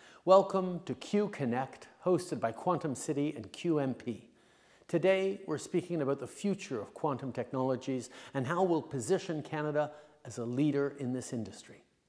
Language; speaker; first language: English; early bilingual, other home language; French